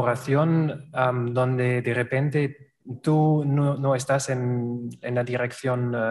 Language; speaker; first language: Spanish; non-native, learner; German